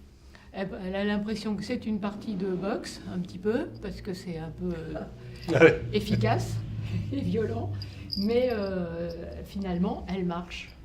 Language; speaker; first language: French; native; French